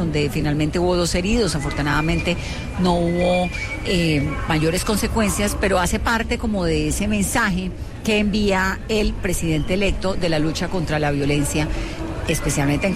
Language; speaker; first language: Spanish; native; Spanish